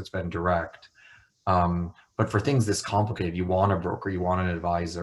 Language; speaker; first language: English; native; English